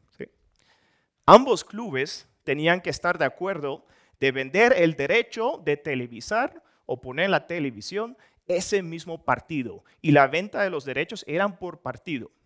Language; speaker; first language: Spanish; non-native, fluent; Dutch